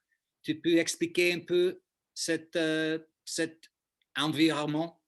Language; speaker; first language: French; non-native, learner; English